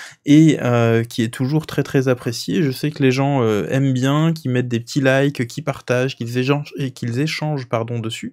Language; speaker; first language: French; native; French